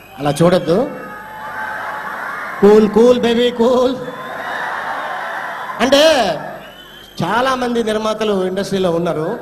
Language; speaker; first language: Telugu; native; Telugu